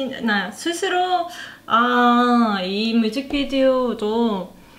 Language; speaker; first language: Korean; non-native, learner; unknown